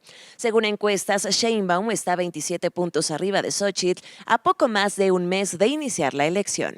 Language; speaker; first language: Spanish; native; Spanish